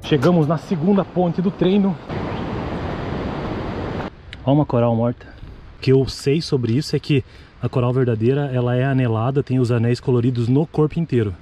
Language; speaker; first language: Portuguese; native; Portuguese